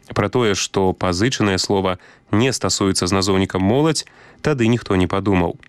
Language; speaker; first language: Belarusian; native; Belarusian